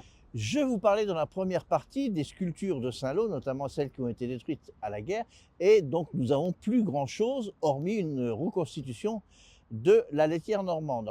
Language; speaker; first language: French; native; French